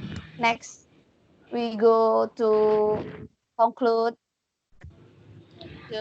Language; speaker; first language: English; non-native, learner; Indonesian